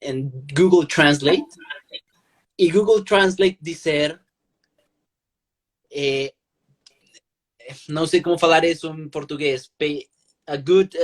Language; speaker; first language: Portuguese; non-native, learner; Spanish